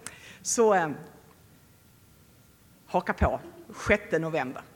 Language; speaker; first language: Swedish; native; Swedish